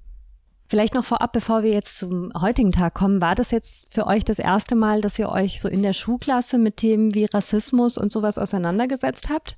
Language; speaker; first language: German; native; German